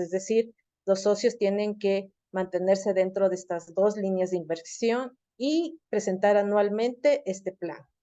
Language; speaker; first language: Spanish; native; Spanish